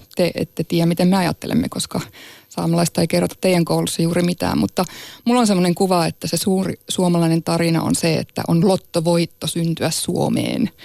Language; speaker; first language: Finnish; non-native, local second language; Northern Sami